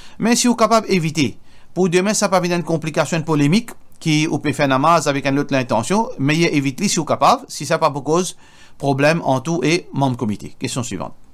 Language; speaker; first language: French; non-native, local second language; Morisyen